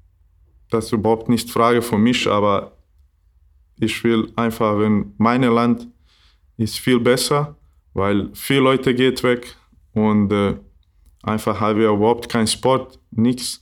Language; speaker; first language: German; non-native, learner; Bosnian